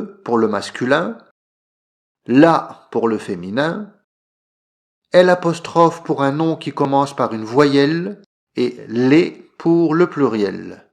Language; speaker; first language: French; native; French